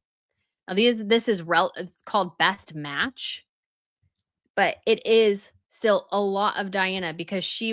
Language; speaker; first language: English; native; English